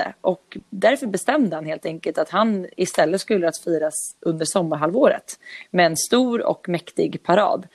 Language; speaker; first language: Swedish; native; Swedish